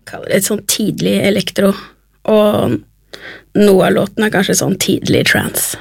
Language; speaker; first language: Norwegian; native; Norwegian